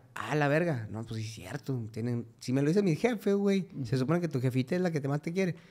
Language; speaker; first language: Spanish; native; Spanish